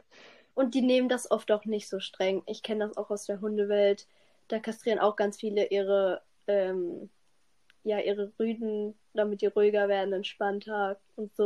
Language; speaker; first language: German; native; German